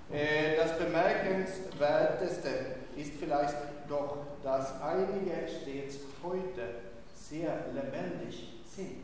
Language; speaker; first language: German; non-native, fluent; Swedish